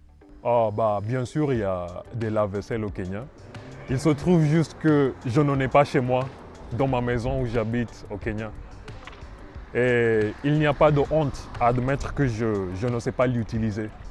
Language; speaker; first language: French; non-native, fluent; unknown